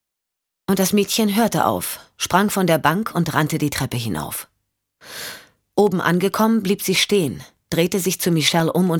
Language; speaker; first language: German; native; German